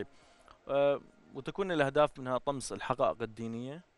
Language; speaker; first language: Arabic; native; Arabic